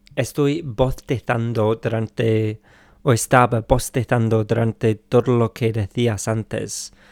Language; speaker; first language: Spanish; non-native, fluent; English